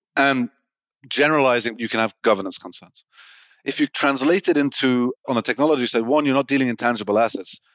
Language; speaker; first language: English; native; English